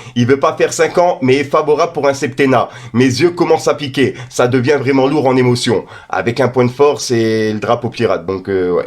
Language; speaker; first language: French; native; French